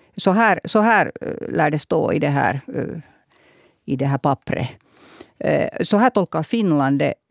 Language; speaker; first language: Swedish; native; Swedish